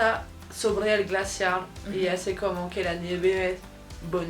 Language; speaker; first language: Spanish; non-native, fluent; French